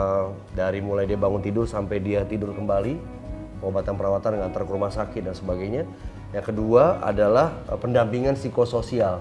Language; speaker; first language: Indonesian; native; Indonesian